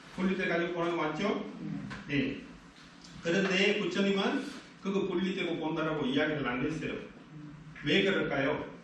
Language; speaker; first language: Korean; non-native, fluent; Sinhala